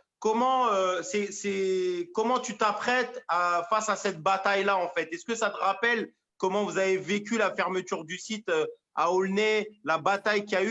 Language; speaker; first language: French; native; French